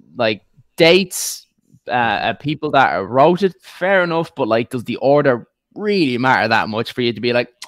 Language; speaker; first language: English; native; English